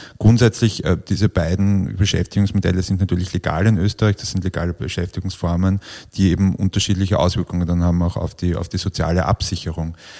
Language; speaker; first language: German; native; German